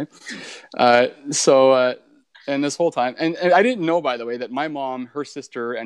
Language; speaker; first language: English; native; English